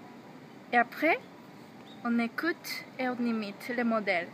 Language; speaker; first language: French; non-native, learner; Japanese